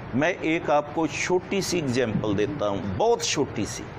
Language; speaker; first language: Hindi; non-native, local second language; Punjabi